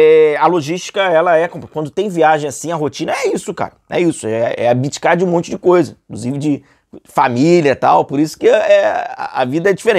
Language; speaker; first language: Portuguese; native; Portuguese